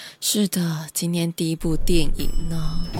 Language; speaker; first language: Chinese; native; Chinese